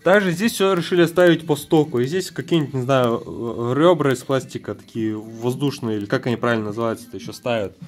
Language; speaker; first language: Russian; native; Russian